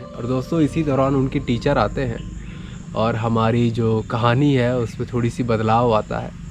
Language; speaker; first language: Hindi; native; Hindi